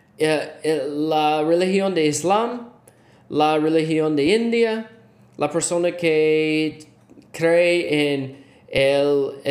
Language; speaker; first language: Spanish; non-native, learner; English